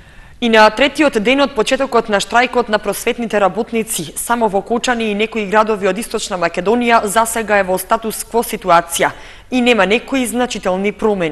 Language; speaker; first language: Macedonian; native; Macedonian